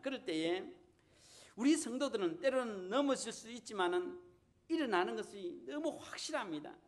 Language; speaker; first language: Korean; native; Korean